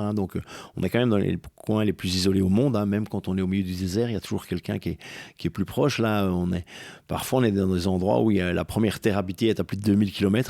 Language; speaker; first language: French; native; French